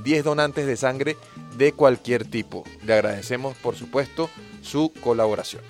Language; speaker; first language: Spanish; native; Spanish